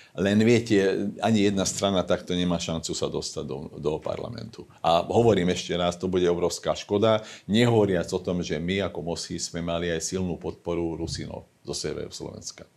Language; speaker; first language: Slovak; non-native, local second language; Hungarian